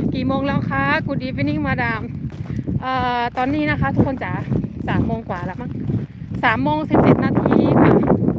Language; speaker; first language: Thai; native; Thai